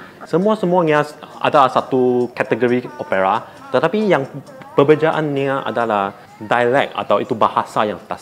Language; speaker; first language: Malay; non-native, local second language; Chinese